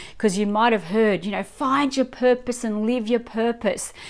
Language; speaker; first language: English; native; English